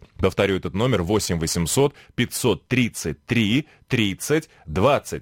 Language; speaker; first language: Russian; native; Russian